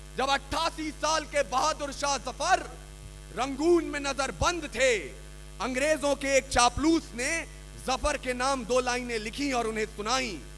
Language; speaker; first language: Hindi; native; Hindi